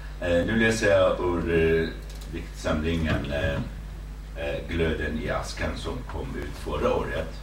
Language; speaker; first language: Swedish; non-native, fluent; Kurdish